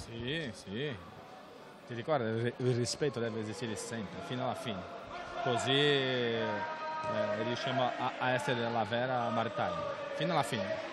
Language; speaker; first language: Italian; non-native, fluent; Portuguese